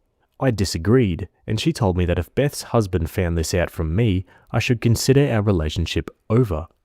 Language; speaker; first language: English; native; English